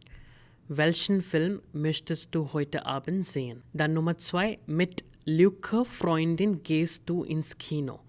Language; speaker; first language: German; non-native, fluent; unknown